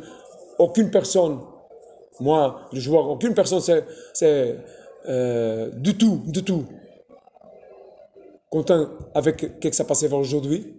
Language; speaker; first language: French; non-native, fluent; Portuguese